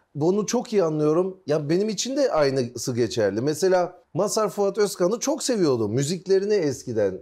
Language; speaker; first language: Turkish; early bilingual, heritage; Turkish